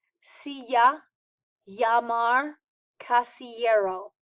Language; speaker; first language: Spanish; non-native, fluent; English